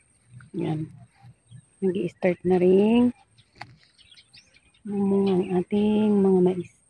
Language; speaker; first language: Filipino; non-native, local second language; Iloko